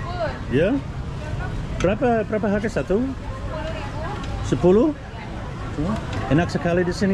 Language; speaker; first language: Indonesian; non-native, learner; English